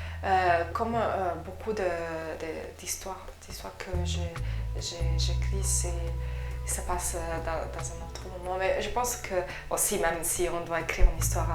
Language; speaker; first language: French; non-native, fluent; Italian